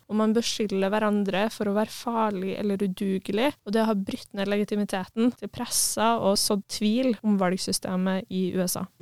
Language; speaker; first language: Norwegian; native; Norwegian